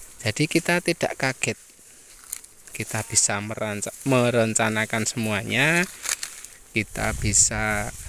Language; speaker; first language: Indonesian; non-native, local second language; Javanese